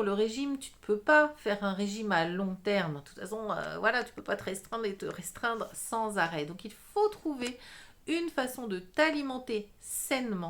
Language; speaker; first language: French; native; French